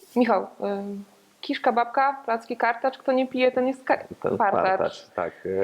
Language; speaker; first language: Polish; native; Polish